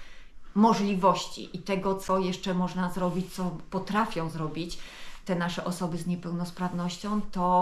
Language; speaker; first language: Polish; native; Polish